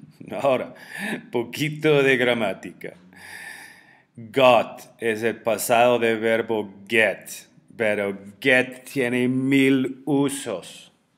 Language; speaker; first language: Spanish; non-native, fluent; English